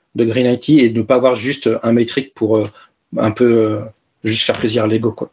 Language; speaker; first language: French; native; French